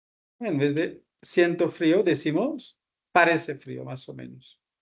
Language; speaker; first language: Spanish; non-native, fluent; Hindi